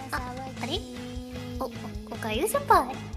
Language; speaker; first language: Japanese; non-native, learner; English